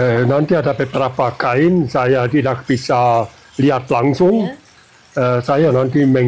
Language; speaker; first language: Indonesian; non-native, learner; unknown